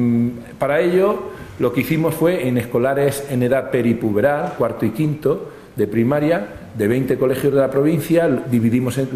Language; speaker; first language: Spanish; native; Spanish